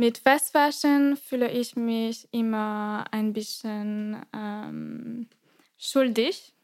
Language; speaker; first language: German; non-native, fluent; French